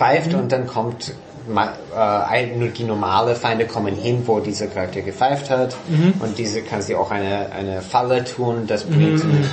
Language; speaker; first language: German; non-native, fluent; English